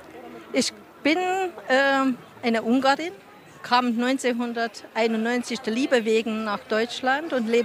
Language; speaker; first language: German; non-native, fluent; Hungarian